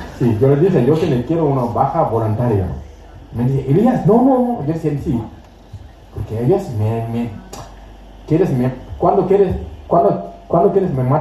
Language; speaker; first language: Spanish; non-native, learner; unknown